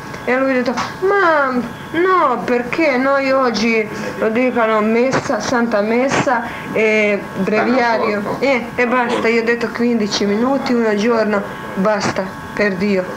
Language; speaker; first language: Italian; non-native, learner; Croatian